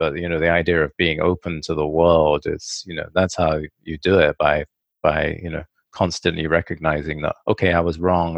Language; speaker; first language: English; native; English